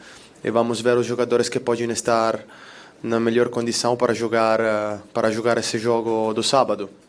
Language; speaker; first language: Portuguese; non-native, learner; Italian